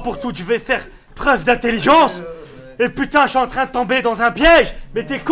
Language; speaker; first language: French; native; French